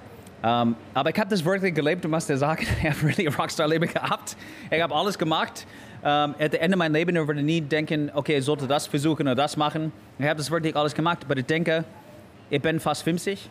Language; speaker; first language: German; non-native, learner; English